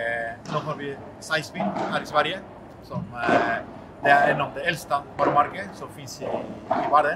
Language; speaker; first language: Swedish; non-native, fluent; Spanish